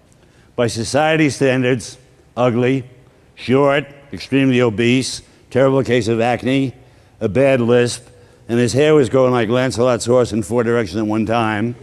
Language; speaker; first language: English; native; English